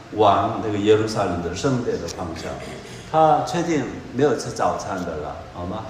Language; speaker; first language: Chinese; non-native, fluent; Korean